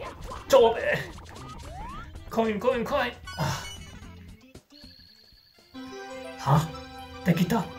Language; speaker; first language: Japanese; non-native, learner; English